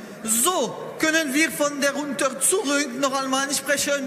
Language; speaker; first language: German; non-native, learner; French